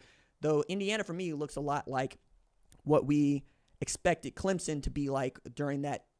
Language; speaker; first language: English; native; English